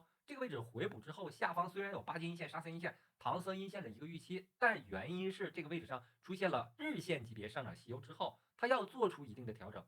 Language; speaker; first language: Chinese; native; Chinese